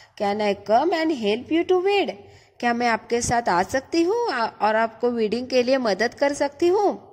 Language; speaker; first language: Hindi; non-native, local second language; Marathi